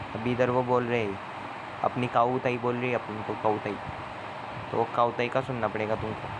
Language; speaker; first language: Hindi; non-native, local second language; Marathi